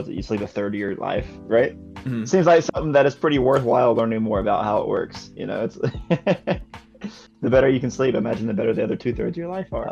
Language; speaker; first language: English; native; English